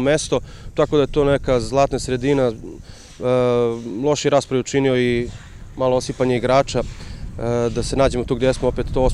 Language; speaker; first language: Serbian; native; Serbian